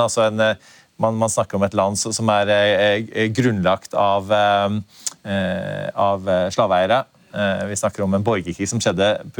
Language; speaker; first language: Norwegian; native; Norwegian